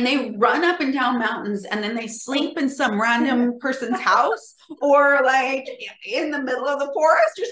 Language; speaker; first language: English; native; English